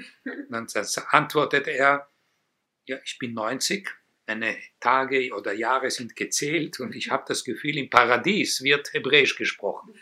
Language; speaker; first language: German; non-native, fluent; Hebrew